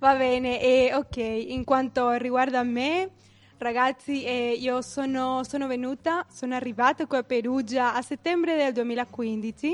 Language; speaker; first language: Italian; non-native, fluent; Spanish